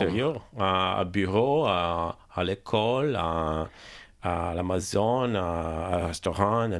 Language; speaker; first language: French; non-native, learner; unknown